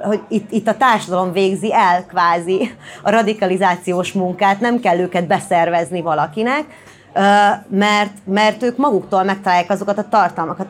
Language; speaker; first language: Hungarian; native; Hungarian